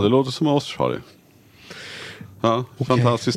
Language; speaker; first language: Swedish; native; Swedish